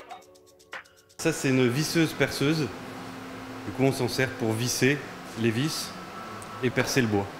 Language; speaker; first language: French; native; French